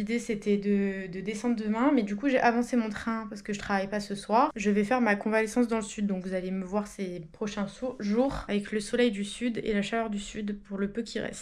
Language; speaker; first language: French; native; French